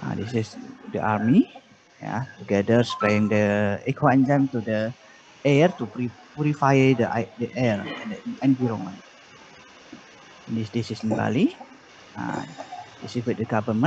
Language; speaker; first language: English; non-native, learner; Indonesian